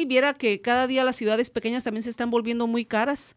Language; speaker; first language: Spanish; native; Spanish